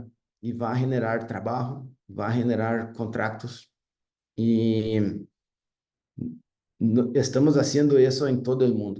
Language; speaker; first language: Spanish; non-native, fluent; Portuguese